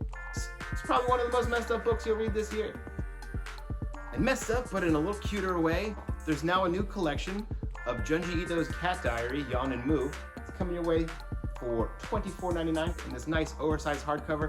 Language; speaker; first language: English; native; English